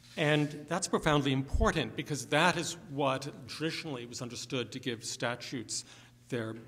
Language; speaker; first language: English; native; English